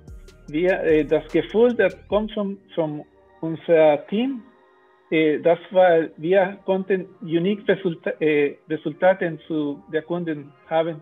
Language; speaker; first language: German; non-native, learner; Spanish